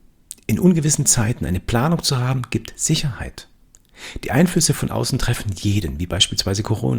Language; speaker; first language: German; native; German